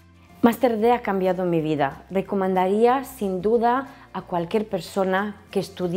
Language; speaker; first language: Spanish; non-native, fluent; Romanian